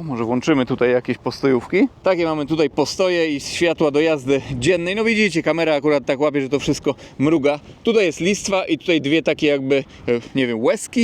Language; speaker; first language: Polish; native; Polish